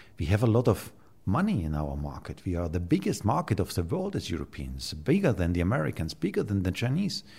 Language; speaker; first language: English; non-native, fluent; German